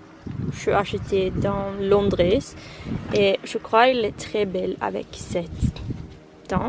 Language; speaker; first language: French; non-native, learner; Norwegian